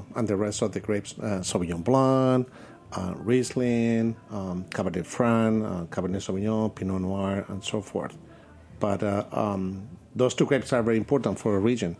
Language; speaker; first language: English; non-native, fluent; Spanish